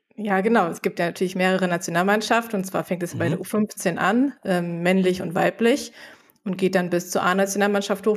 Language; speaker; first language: German; native; German